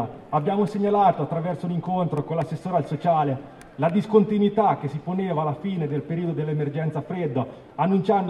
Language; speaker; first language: Italian; native; Italian